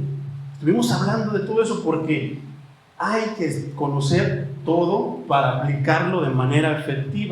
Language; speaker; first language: Spanish; native; Spanish